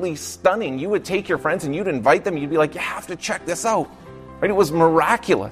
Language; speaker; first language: English; native; English